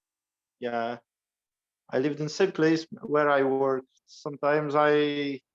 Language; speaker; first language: English; non-native, learner; Portuguese